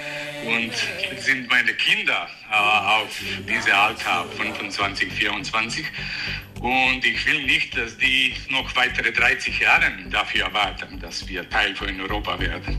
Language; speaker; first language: German; non-native, fluent; Macedonian